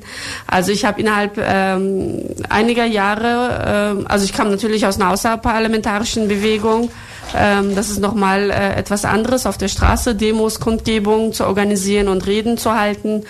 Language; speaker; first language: German; early bilingual, other home language; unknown